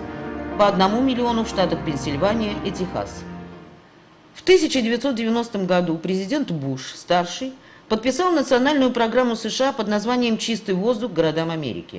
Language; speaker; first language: Russian; native; Russian